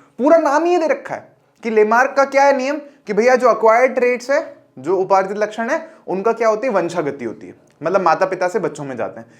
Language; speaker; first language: Hindi; native; Hindi